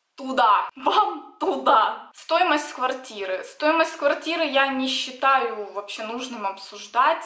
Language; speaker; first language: Russian; native; Russian